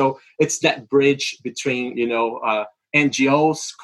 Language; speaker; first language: English; non-native, fluent; Portuguese